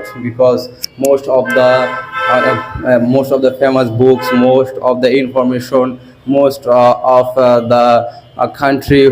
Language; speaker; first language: English; non-native, learner; Bangla